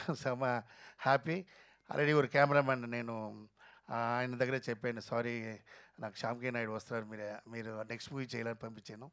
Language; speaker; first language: Telugu; non-native, fluent; Tamil